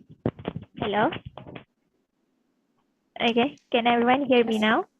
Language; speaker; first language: English; non-native, learner; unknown